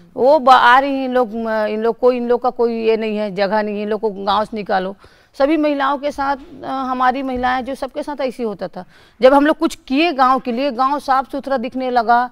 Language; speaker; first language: Hindi; native; Hindi